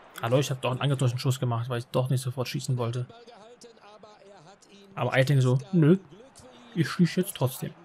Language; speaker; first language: German; native; German